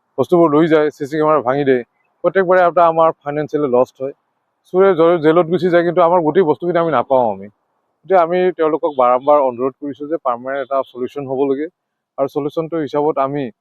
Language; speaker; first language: Assamese; native; Assamese